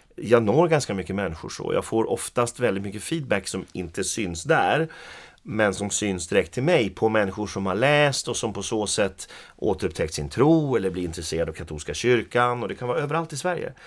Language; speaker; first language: Swedish; native; Swedish